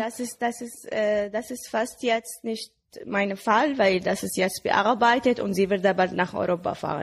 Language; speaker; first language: German; non-native, learner; Arabic